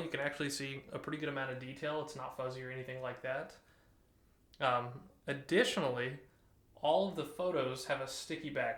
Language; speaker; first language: English; native; English